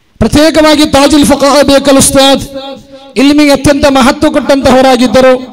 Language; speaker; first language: Kannada; non-native, local second language; Malayalam